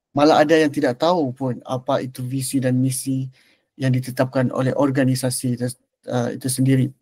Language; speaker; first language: Malay; native; Malay